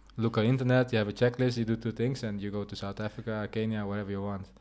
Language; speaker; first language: English; non-native, fluent; Dutch